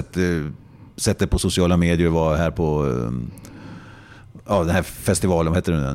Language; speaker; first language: Swedish; native; Swedish